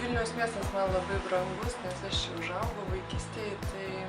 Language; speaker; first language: Lithuanian; native; Lithuanian